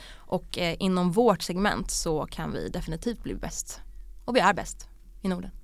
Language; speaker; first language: Swedish; early bilingual, other home language; Bosnian